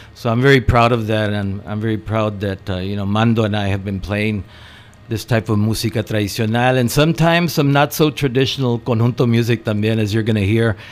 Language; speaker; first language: English; early bilingual, other home language; Spanish